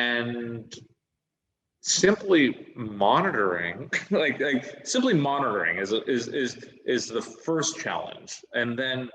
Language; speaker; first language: English; native; English